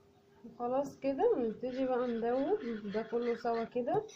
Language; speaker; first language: Arabic; native; Arabic